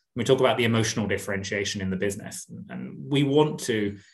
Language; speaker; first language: English; native; English